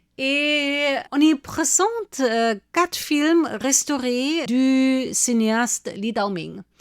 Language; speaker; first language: French; non-native, fluent; German